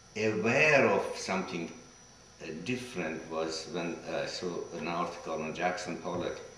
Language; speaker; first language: English; non-native, fluent; Persian